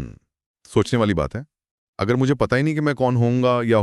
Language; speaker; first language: Hindi; native; Hindi